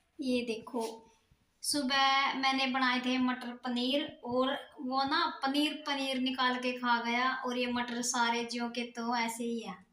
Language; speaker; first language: Hindi; native; Hindi